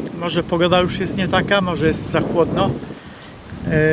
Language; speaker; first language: Polish; native; Polish